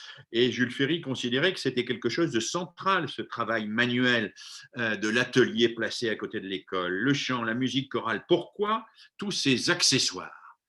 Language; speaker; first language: French; native; French